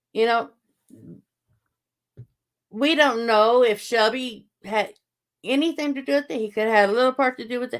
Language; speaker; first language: English; native; English